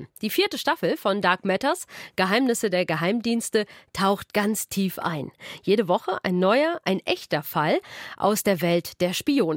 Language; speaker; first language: German; native; German